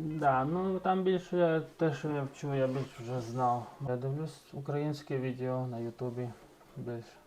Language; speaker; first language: Ukrainian; early bilingual, heritage; Ukrainian